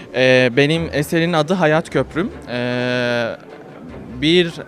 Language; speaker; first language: Turkish; non-native, fluent; Persian